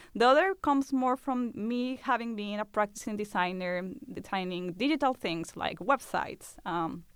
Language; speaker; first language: English; non-native, fluent; Spanish